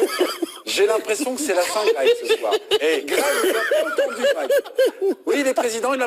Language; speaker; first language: French; native; French